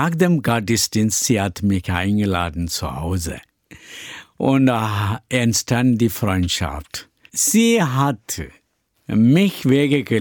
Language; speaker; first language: German; non-native, learner; Tamil